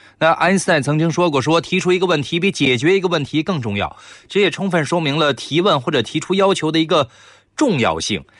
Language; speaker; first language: Chinese; native; Chinese